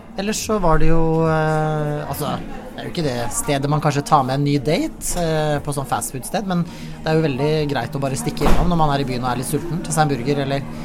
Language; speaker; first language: Norwegian; native; Norwegian